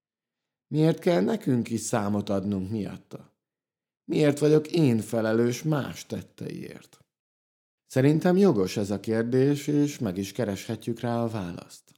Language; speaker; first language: Hungarian; native; Hungarian